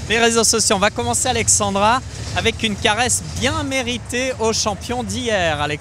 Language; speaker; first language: French; native; French